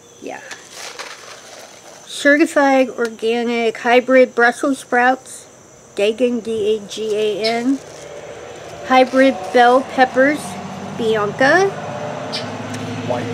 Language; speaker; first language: English; native; English